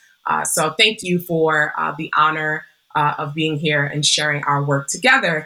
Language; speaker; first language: English; native; English